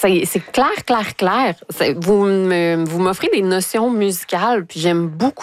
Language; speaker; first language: French; native; French